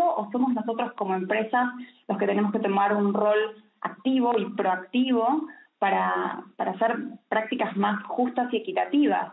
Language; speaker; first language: Spanish; native; Spanish